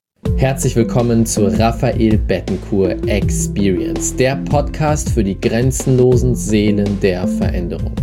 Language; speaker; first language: German; native; German